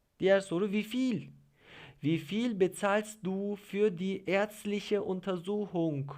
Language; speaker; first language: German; non-native, fluent; Turkish